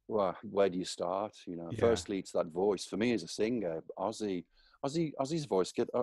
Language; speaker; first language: English; native; English